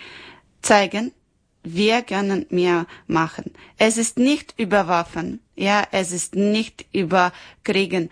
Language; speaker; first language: German; non-native, learner; Ukrainian